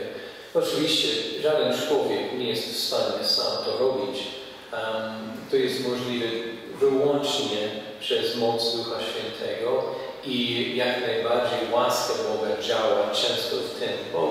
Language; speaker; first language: Polish; non-native, fluent; English